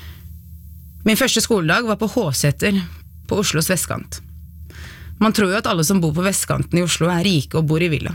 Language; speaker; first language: Norwegian; early bilingual, other home language; Arabic